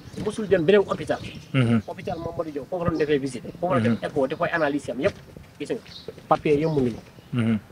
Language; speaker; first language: Wolof; non-native, local second language; Fula